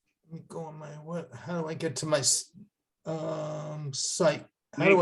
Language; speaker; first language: English; native; English